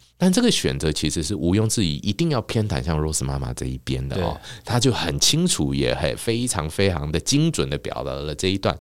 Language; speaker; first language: Chinese; native; Chinese